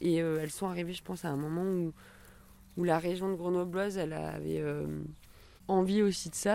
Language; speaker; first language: French; native; French